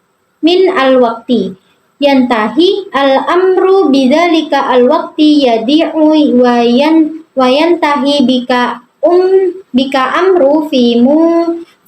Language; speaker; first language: Arabic; non-native, learner; Indonesian